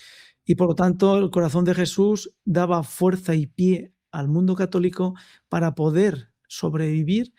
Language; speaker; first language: Spanish; native; Spanish